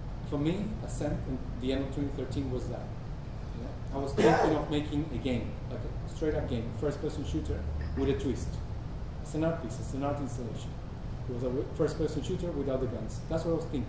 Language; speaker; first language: English; early bilingual, other home language; Spanish